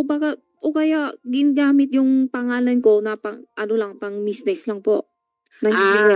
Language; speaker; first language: Filipino; non-native, learner; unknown